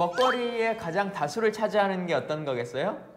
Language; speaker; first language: Korean; native; Korean